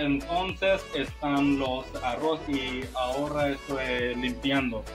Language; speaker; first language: Spanish; non-native, learner; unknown